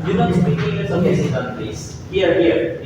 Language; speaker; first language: English; non-native, fluent; Indonesian